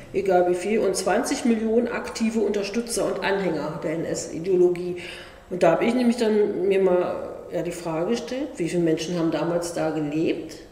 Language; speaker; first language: German; native; German